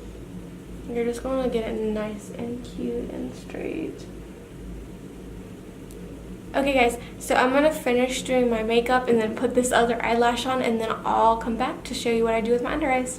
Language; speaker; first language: English; native; English